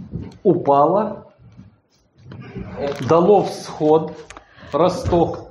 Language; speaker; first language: Polish; non-native, learner; Russian